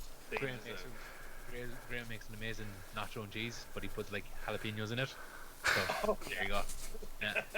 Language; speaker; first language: English; native; English